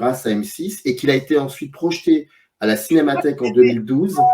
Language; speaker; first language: French; native; French